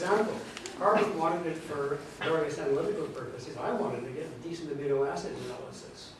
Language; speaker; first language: English; native; English